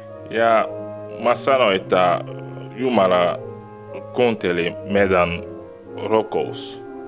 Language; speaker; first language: Finnish; non-native, learner; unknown